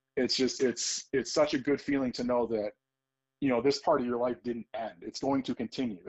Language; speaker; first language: English; native; English